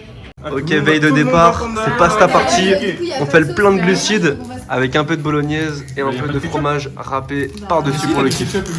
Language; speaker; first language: French; native; French